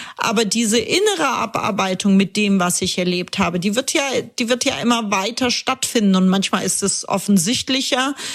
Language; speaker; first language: German; early bilingual, other home language; Russian